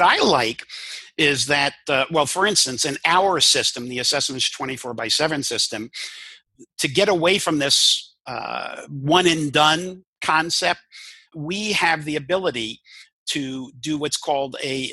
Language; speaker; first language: English; native; English